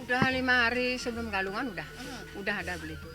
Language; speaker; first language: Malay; non-native, local second language; Balinese